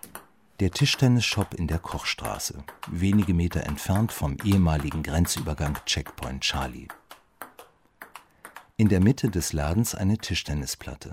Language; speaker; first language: German; native; German